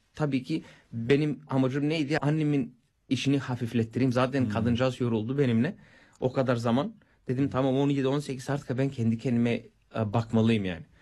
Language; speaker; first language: Turkish; non-native, fluent; Bulgarian